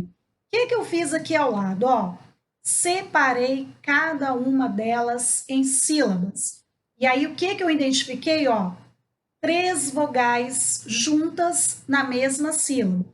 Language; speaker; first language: Portuguese; native; Portuguese